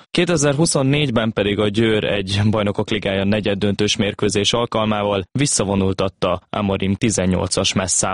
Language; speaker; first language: Hungarian; native; Hungarian